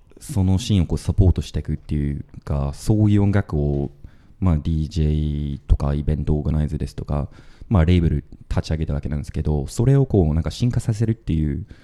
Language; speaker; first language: Japanese; non-native, fluent; English